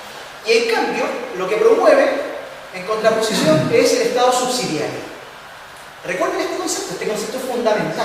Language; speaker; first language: Spanish; native; Spanish